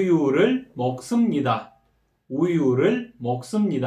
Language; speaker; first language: Korean; non-native, fluent; Kyrgyz